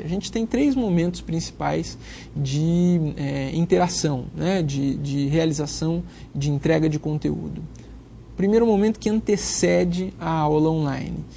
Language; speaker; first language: Portuguese; native; Portuguese